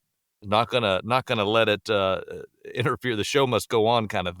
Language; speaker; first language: English; native; English